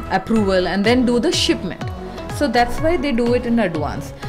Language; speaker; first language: English; non-native, local second language; Malayalam